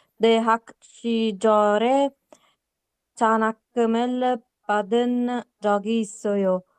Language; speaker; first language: Korean; non-native, learner; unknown